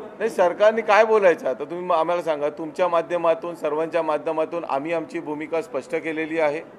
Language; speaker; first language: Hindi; non-native, local second language; Marathi